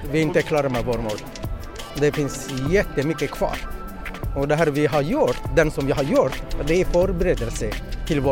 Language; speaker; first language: Swedish; non-native, fluent; Kurdish